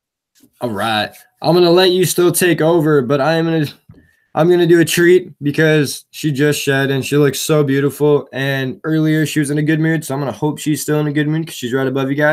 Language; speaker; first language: English; native; English